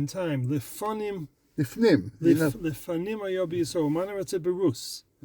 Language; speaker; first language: Hebrew; non-native, fluent; English